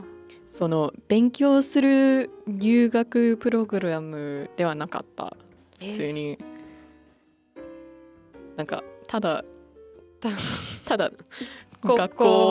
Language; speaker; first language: Japanese; non-native, fluent; English